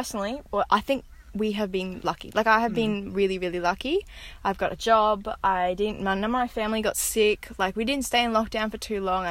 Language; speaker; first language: English; native; English